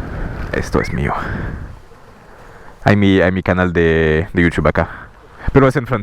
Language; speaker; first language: Spanish; non-native, learner; French